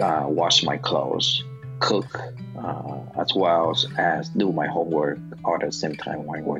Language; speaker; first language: English; non-native, fluent; Vietnamese